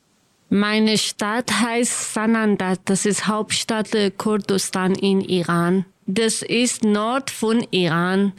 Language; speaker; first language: German; non-native, learner; Kurdish